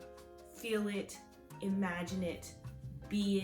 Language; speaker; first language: English; native; English